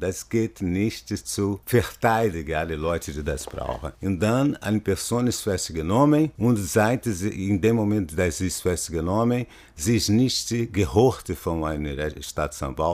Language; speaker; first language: German; non-native, fluent; Portuguese